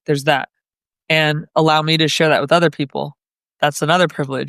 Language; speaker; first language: English; native; English